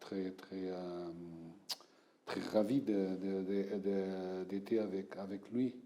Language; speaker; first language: French; non-native, fluent; Portuguese